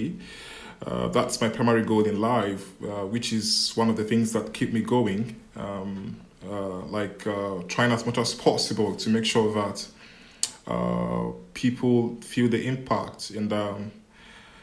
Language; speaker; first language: English; non-native, local second language; Igbo